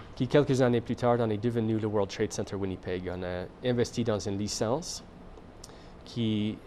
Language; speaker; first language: French; non-native, fluent; English